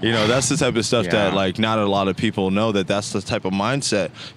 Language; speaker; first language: English; native; English